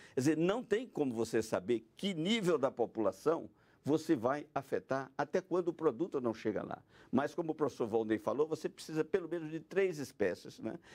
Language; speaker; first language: Portuguese; non-native, fluent; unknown